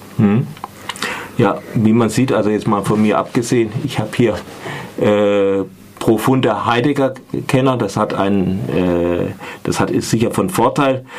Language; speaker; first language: German; native; German